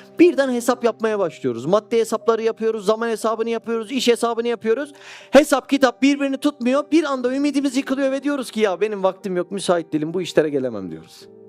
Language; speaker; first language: Turkish; native; Turkish